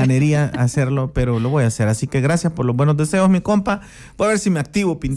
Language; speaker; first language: Spanish; native; Spanish